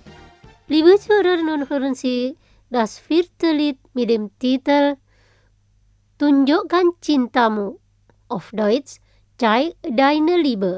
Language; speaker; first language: German; non-native, fluent; Indonesian